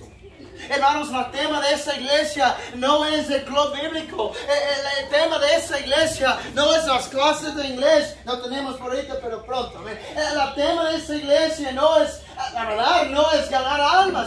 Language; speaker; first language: Spanish; non-native, fluent; English